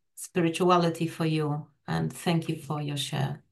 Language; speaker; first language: English; non-native, fluent; Polish